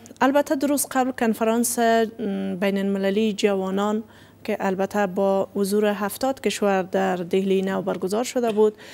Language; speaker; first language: Persian; native; Persian